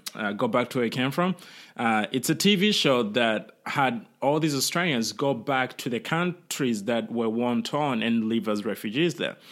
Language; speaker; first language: English; non-native, local second language; Kinyarwanda